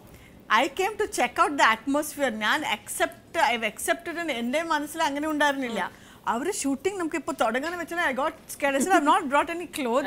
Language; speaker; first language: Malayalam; non-native, fluent; Kannada